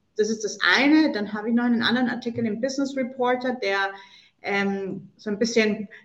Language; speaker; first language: German; non-native, fluent; Spanish